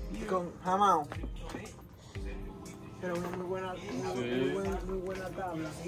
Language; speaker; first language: Spanish; native; Spanish